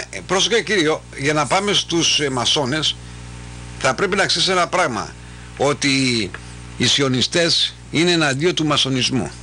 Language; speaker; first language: Greek; native; Greek